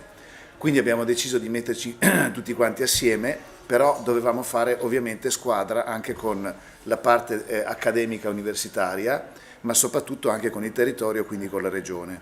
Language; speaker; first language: Italian; native; Italian